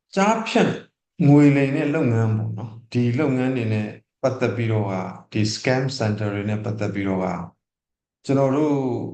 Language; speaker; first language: Burmese; non-native, local second language; S'gaw Karen